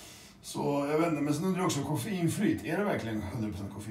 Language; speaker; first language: Swedish; early bilingual, other home language; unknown